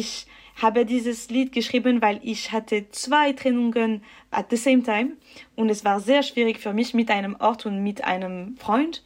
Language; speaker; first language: German; non-native, local second language; French